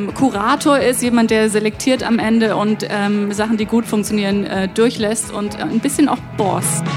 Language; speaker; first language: German; native; German